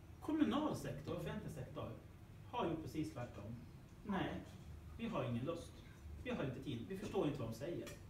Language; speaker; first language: Swedish; native; Swedish